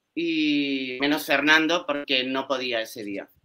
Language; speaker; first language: Spanish; native; Spanish